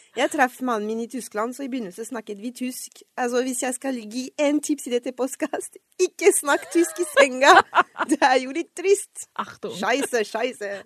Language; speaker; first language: Norwegian; non-native, fluent; French